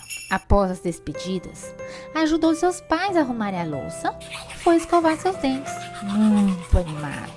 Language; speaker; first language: Portuguese; native; Portuguese